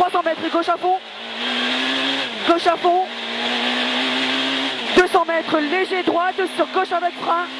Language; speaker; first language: French; native; French